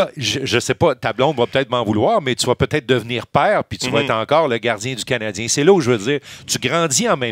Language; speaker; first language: French; native; French